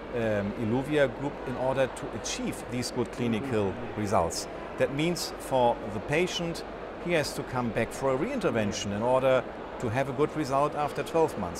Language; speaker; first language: English; non-native, fluent; German